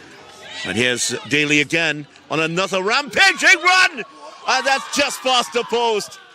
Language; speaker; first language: English; native; English